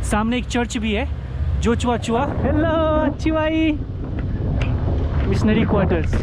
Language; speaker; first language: Hindi; native; Hindi